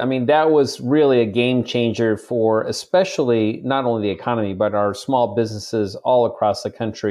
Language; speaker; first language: English; native; English